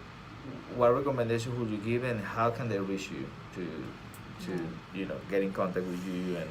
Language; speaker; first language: English; non-native, fluent; Spanish